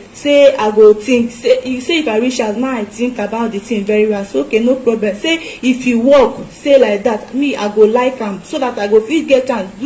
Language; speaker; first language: Nigerian Pidgin; non-native, local second language; Igbo